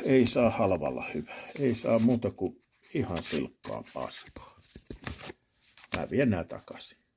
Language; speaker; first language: Finnish; native; Finnish